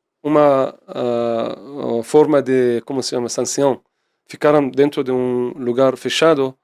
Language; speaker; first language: Portuguese; non-native, fluent; Persian